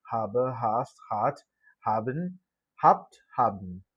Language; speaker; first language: German; non-native, fluent; Malayalam